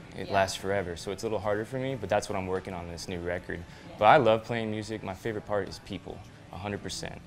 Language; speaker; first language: English; native; English